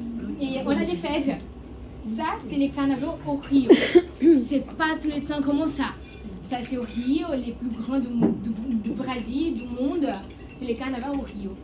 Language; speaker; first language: French; non-native, learner; Portuguese